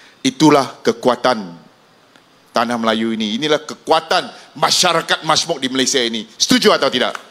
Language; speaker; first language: Malay; non-native, local second language; Min Nan Chinese